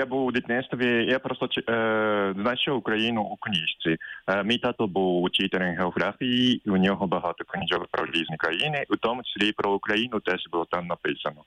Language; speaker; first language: Ukrainian; non-native, fluent; Japanese